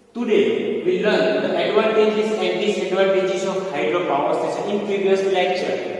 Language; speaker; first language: English; non-native, local second language; Gujarati